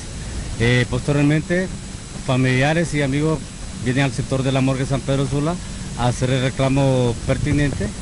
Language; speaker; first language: Spanish; native; Spanish